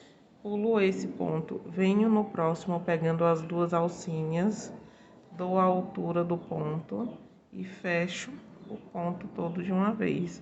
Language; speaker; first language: Portuguese; native; Portuguese